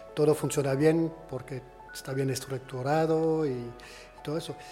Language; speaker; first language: Spanish; non-native, fluent; French